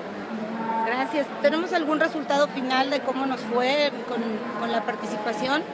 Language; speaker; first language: Spanish; native; Spanish